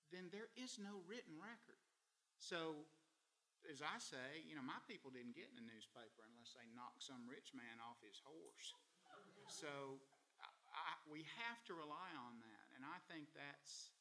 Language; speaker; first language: English; native; English